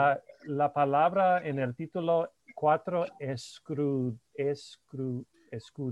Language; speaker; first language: Spanish; non-native, fluent; English